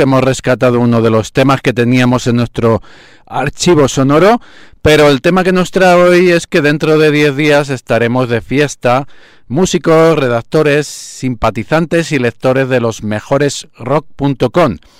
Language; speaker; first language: Spanish; native; Spanish